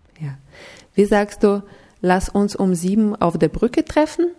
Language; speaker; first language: German; non-native, fluent; Russian